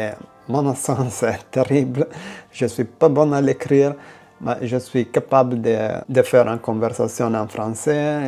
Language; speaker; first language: French; non-native, learner; Italian